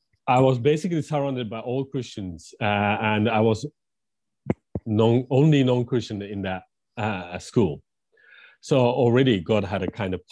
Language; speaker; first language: English; non-native, fluent; Japanese